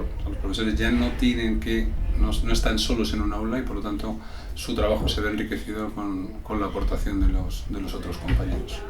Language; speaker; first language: Spanish; native; Spanish